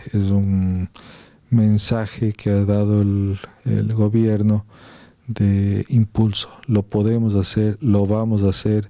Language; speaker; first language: Spanish; native; Spanish